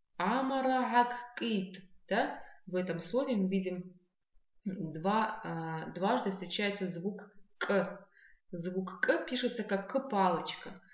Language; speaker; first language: Russian; non-native, local second language; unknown